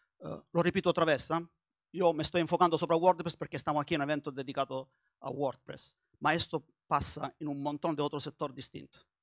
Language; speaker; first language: Spanish; non-native, learner; Italian